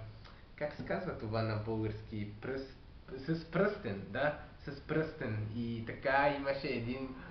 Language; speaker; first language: Bulgarian; non-native, learner; French